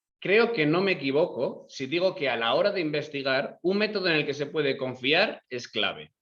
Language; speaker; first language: Spanish; native; Spanish